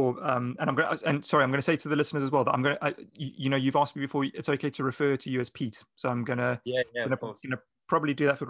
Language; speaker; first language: English; native; English